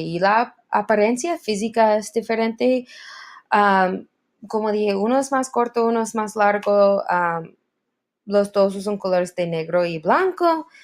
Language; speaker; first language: Spanish; non-native, learner; English